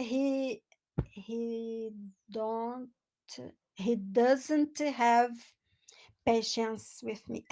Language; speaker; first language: English; non-native, learner; Portuguese